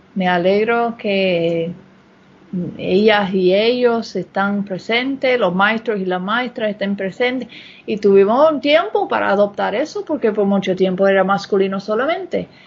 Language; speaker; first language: Spanish; non-native, fluent; English